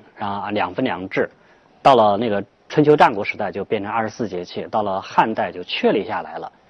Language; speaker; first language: Chinese; native; Chinese